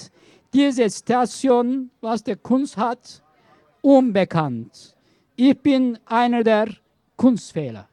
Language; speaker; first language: German; non-native, learner; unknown